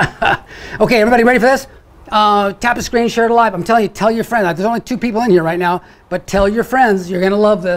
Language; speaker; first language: English; native; English